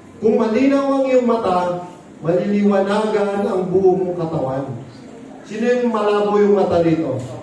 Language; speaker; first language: Filipino; non-native, local second language; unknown